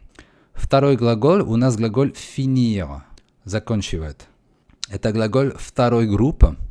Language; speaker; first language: Russian; non-native, learner; French